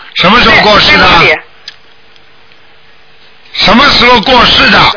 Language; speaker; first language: Chinese; native; Chinese